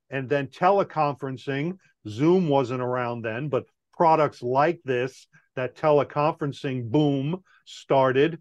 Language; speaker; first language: English; native; English